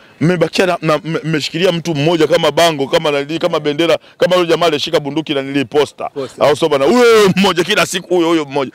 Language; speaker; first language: Swahili; native; Swahili